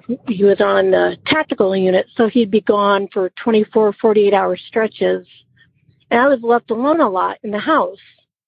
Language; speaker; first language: English; native; English